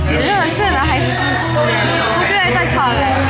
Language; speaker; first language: Chinese; native; Chinese